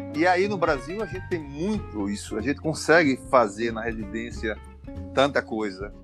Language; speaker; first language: Portuguese; native; Portuguese